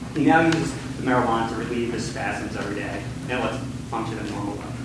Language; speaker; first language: English; native; English